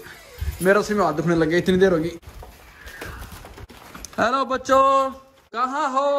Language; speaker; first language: Hindi; native; Hindi